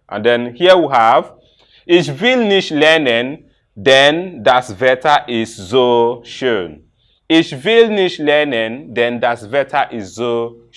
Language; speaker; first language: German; non-native, fluent; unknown